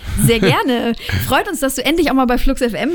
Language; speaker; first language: German; native; German